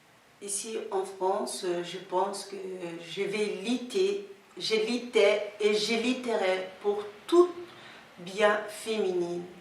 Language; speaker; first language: French; non-native, local second language; Somali